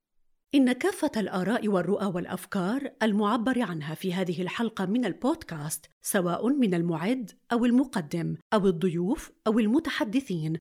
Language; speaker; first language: Arabic; native; Arabic